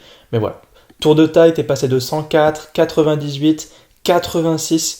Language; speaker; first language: French; native; French